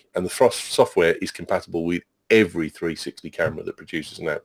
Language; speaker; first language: English; native; English